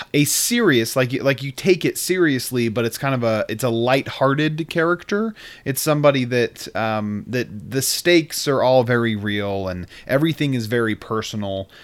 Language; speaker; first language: English; native; English